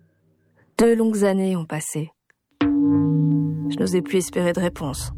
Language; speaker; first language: French; native; French